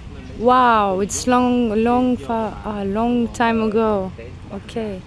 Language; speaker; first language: English; non-native, learner; French